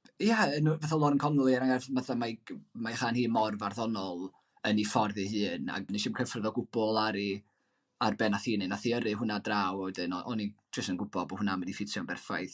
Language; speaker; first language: Welsh; native; Welsh